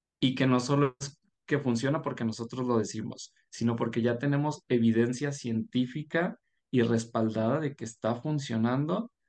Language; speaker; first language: Spanish; native; Spanish